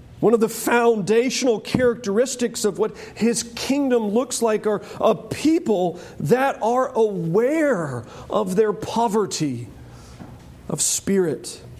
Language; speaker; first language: English; native; English